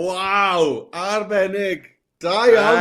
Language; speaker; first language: Welsh; non-native, learner; English